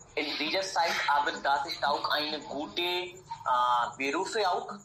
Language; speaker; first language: German; non-native, learner; Hindi